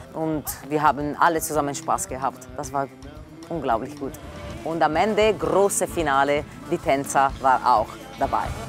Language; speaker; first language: German; non-native, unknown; Italian